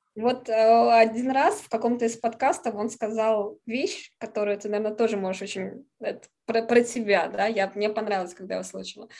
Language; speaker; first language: Russian; native; Russian